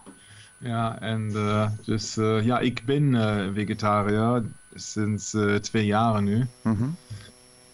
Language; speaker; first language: Dutch; non-native, learner; German